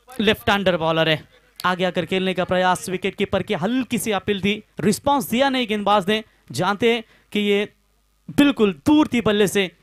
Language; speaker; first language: Hindi; non-native, local second language; Marathi